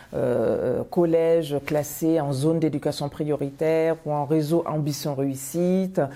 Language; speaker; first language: French; non-native, local second language; Bambara